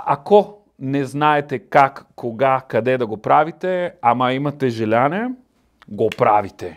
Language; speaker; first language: Bulgarian; non-native, learner; Italian